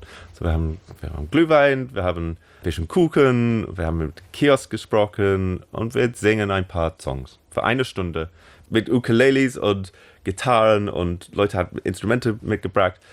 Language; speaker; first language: German; non-native, learner; English